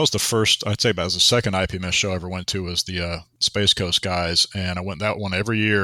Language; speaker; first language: English; native; English